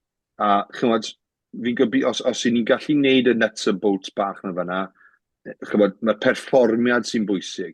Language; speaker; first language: Welsh; native; Welsh